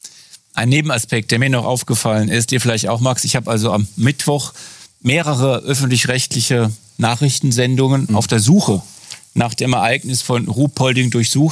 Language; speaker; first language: German; native; German